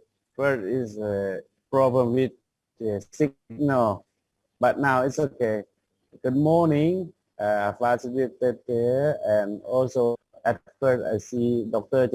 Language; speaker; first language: English; non-native, learner; Khmer